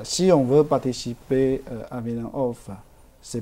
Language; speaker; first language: French; non-native, fluent; Chinese